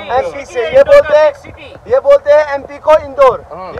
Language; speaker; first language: Hindi; non-native, local second language; Kashmiri